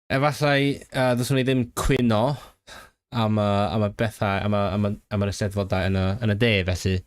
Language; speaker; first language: Welsh; non-native, fluent; Cantonese